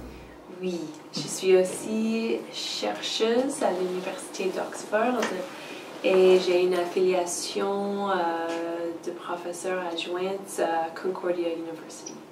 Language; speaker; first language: French; non-native, fluent; English